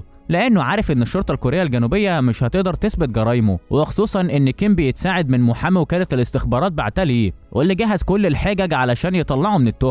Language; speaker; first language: Arabic; native; Arabic